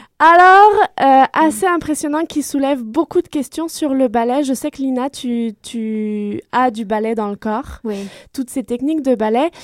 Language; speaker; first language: French; native; French